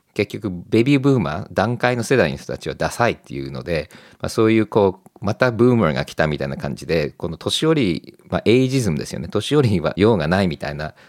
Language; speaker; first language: Japanese; native; Japanese